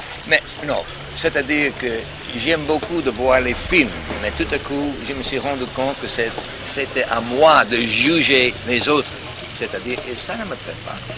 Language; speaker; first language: French; non-native, fluent; English